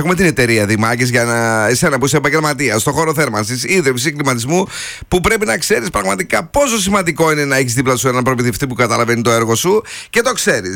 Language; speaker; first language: Greek; native; Greek